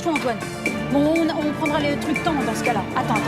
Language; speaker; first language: French; native; French